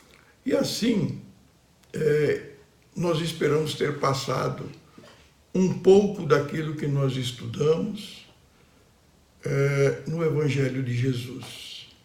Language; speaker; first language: Portuguese; native; Portuguese